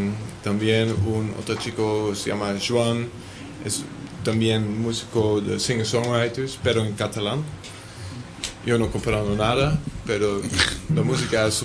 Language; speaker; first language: Spanish; non-native, learner; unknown